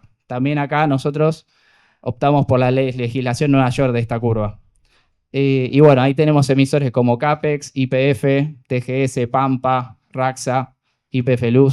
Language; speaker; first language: Spanish; native; Spanish